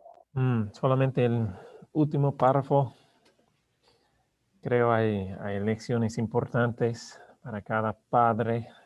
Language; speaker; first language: Spanish; non-native, learner; English